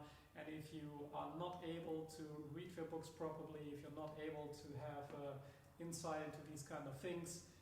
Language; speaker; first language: English; non-native, fluent; German